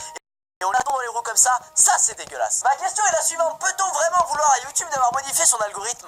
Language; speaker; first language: French; native; French